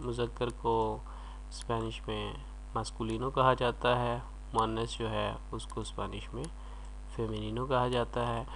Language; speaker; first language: Urdu; native; Urdu